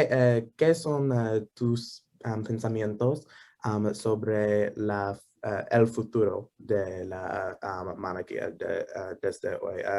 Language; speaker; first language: Spanish; non-native, learner; English